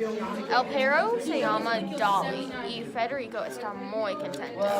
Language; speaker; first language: Spanish; non-native, learner; English